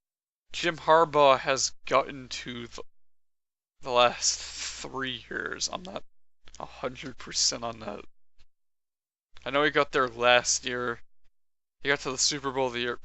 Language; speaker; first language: English; native; English